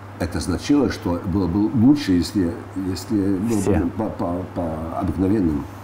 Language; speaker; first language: Russian; non-native, fluent; French